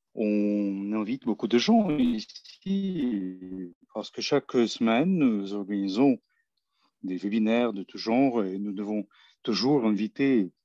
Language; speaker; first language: French; non-native, fluent; Spanish